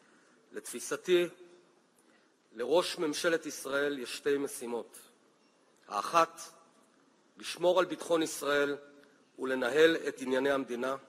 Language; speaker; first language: Hebrew; native; Hebrew